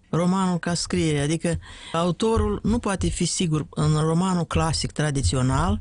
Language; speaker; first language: Romanian; native; Romanian